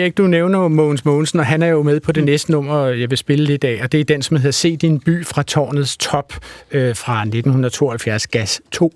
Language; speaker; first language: Danish; native; Danish